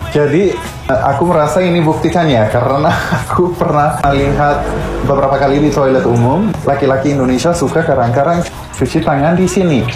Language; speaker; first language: Indonesian; non-native, fluent; Swedish